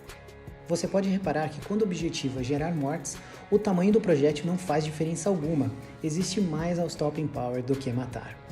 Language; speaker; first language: Portuguese; native; Portuguese